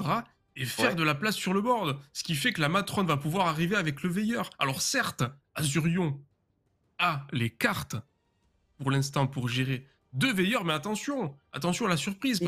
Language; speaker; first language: French; native; French